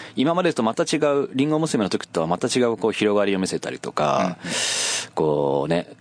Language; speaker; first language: Japanese; native; Japanese